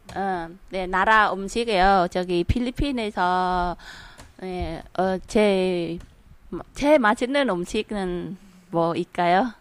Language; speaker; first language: Korean; non-native, learner; Vietnamese